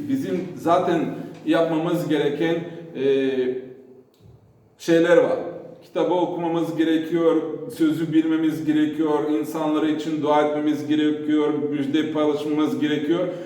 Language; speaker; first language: Turkish; non-native, fluent; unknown